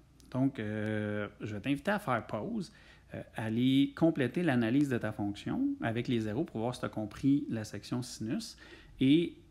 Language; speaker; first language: French; native; French